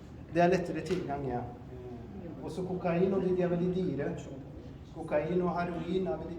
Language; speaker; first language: Norwegian; non-native, fluent; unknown